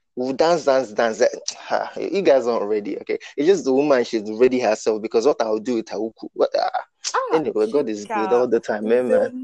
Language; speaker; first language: English; non-native, local second language; Igbo